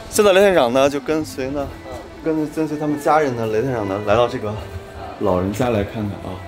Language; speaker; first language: Chinese; native; Chinese